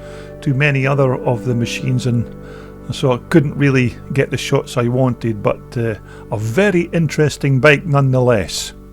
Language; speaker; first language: English; native; English